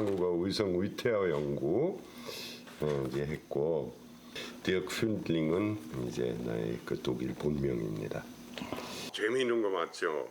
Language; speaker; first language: Korean; non-native, fluent; German